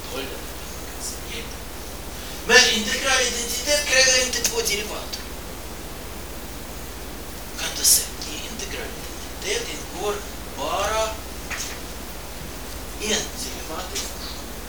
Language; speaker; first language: Swedish; non-native, fluent; Russian